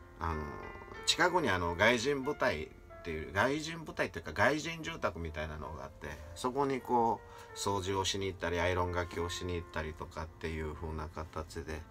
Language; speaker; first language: Japanese; native; Japanese